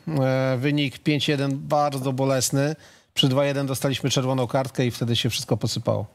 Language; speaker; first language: Polish; native; Polish